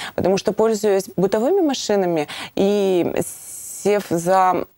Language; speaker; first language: Russian; native; Russian